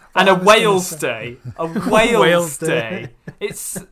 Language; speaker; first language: English; native; English